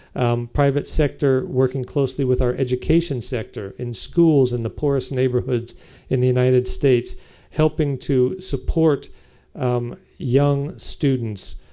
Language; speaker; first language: English; native; English